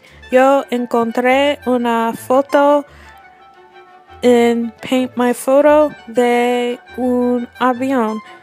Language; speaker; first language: Spanish; non-native, learner; English